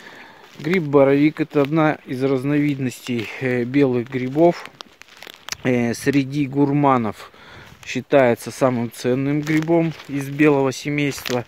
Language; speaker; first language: Russian; native; Russian